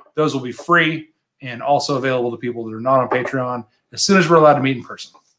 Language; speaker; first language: English; native; English